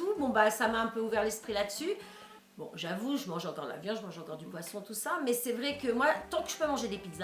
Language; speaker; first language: French; native; French